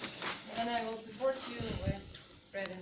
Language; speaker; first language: English; non-native, fluent; Russian